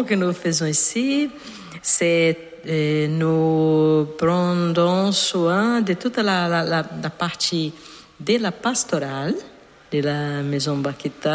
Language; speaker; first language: French; non-native, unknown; Portuguese